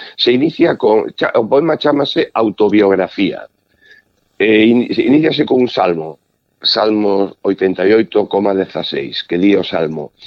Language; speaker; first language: Galician; native; Galician